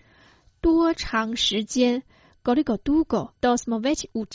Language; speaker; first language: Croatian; non-native, fluent; Chinese